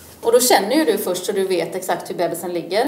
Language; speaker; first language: Swedish; native; Swedish